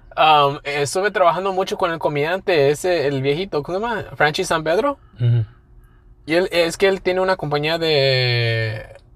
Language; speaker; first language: Spanish; early bilingual, other home language; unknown